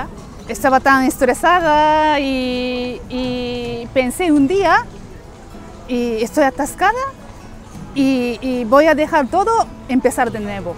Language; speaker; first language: Spanish; non-native, learner; Japanese